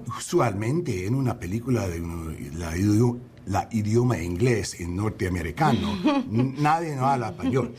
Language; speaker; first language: Spanish; non-native, learner; English